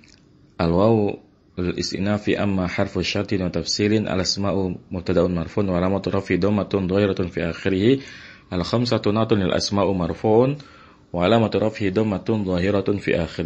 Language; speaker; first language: Arabic; non-native, fluent; Indonesian